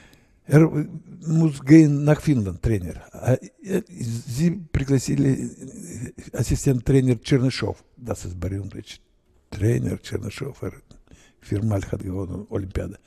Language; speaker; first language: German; non-native, learner; Russian